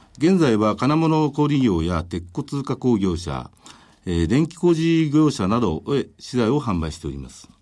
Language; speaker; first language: Japanese; native; Japanese